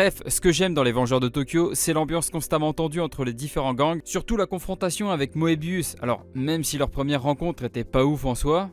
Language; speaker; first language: French; native; French